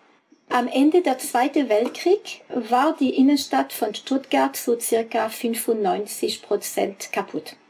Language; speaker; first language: German; non-native, fluent; French